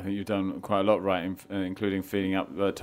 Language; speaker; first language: English; native; English